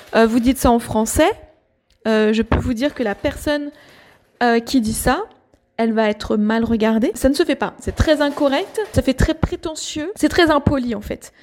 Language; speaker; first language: French; native; French